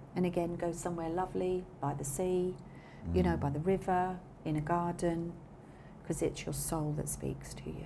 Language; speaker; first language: English; native; English